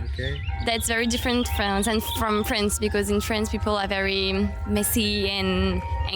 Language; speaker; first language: English; non-native, learner; French